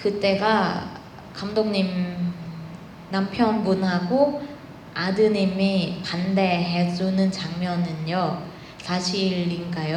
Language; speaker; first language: Korean; non-native, learner; Thai